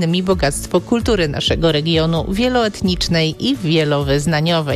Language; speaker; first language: Polish; native; Polish